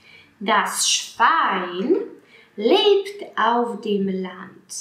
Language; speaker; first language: German; non-native, fluent; Polish